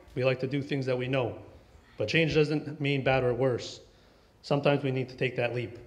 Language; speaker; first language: English; native; English